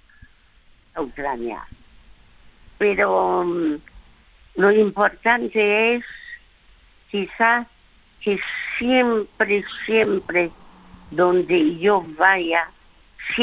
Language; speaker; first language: Spanish; early bilingual, other home language; French